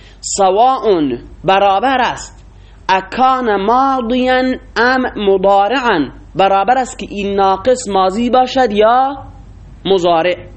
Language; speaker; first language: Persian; non-native, local second language; Baluchi